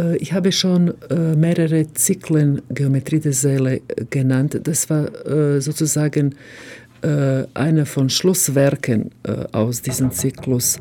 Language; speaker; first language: German; non-native, fluent; Croatian